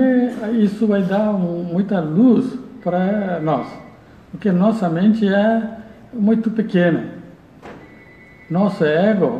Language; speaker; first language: Portuguese; non-native, learner; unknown